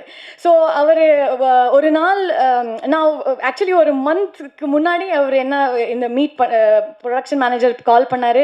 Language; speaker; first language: Tamil; non-native, learner; Kannada